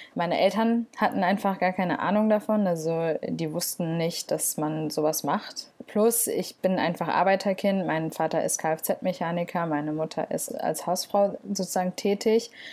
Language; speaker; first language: German; early bilingual, other home language; Turkish